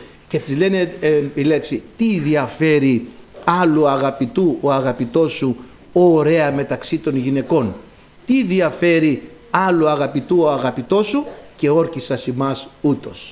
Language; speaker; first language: Greek; native; Greek